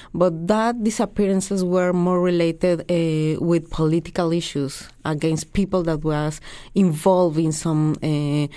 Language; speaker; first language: English; non-native, fluent; Spanish